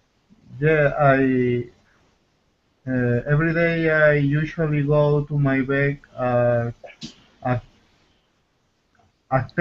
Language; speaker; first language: English; non-native, learner; Spanish